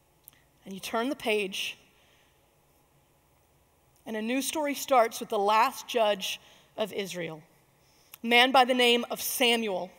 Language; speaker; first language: English; native; English